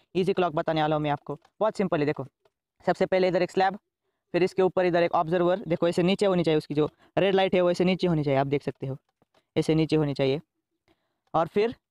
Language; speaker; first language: Hindi; native; Hindi